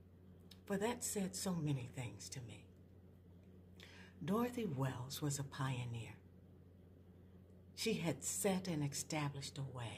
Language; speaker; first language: English; native; English